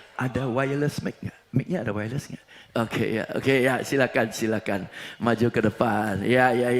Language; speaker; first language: Indonesian; non-native, fluent; English